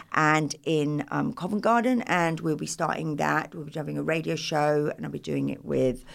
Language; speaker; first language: English; native; English